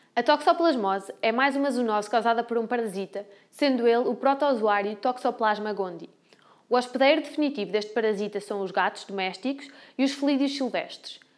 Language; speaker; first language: Portuguese; native; Portuguese